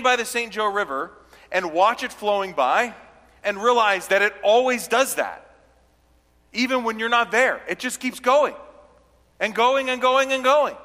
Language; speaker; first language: English; native; English